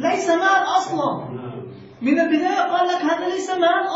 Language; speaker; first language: Arabic; native; Arabic